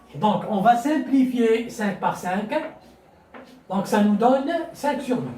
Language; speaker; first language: French; non-native, local second language; Arabic